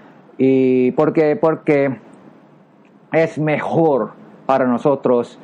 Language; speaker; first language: Spanish; non-native, learner; Japanese